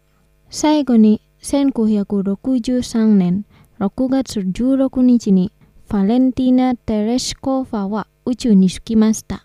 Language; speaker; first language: Japanese; non-native, fluent; Indonesian